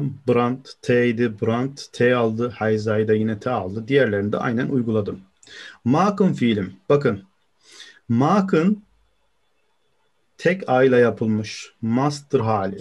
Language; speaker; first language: Turkish; native; Turkish